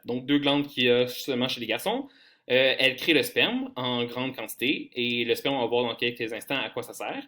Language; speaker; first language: French; native; French